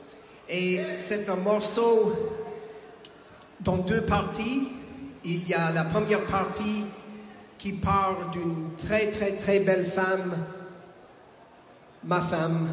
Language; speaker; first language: French; non-native, fluent; English